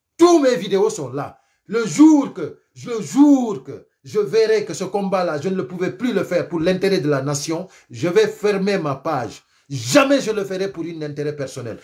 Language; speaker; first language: French; non-native, local second language; Fula